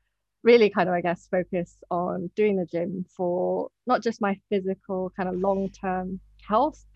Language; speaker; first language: English; non-native, local second language; Japanese